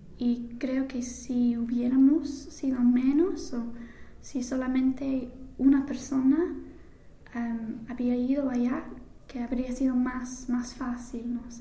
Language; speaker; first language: Spanish; non-native, fluent; English